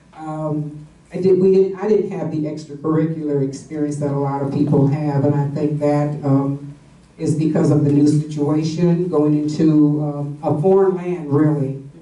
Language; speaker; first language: English; native; English